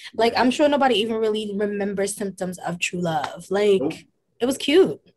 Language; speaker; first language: English; native; English